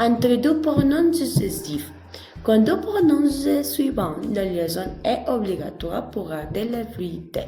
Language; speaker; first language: French; non-native, learner; Spanish